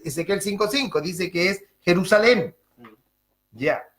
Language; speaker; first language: Spanish; native; Spanish